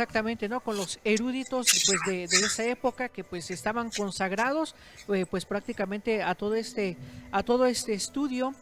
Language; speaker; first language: Spanish; native; Spanish